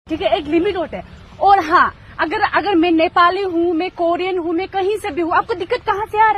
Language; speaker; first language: Hindi; non-native, local second language; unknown